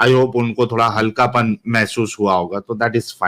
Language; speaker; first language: Hindi; native; Hindi